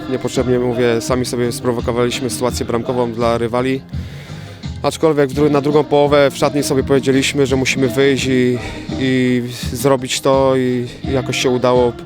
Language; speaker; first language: Polish; native; Polish